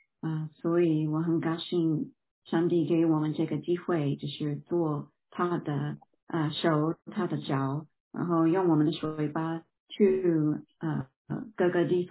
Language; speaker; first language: Chinese; non-native, fluent; English